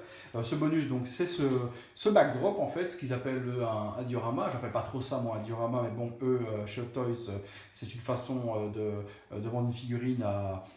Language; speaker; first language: French; native; French